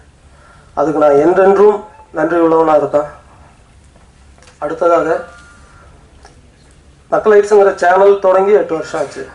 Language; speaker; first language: Tamil; native; Tamil